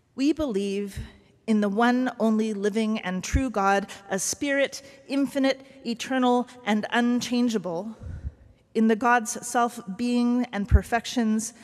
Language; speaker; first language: English; native; English